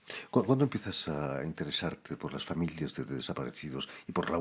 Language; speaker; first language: Spanish; native; Spanish